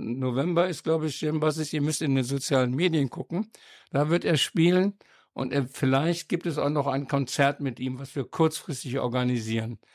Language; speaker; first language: German; native; German